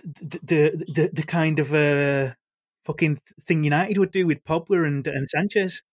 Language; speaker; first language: English; native; English